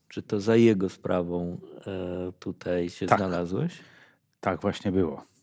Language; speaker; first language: Polish; native; Polish